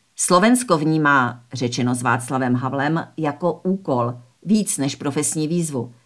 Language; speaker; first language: Czech; early bilingual, other home language; Slovak